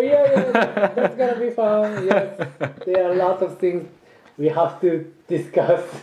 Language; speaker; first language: English; non-native, fluent; Japanese